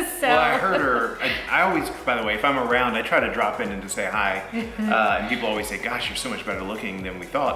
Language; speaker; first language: English; native; English